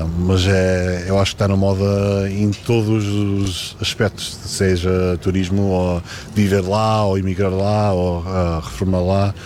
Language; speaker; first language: Portuguese; early bilingual, heritage; Portuguese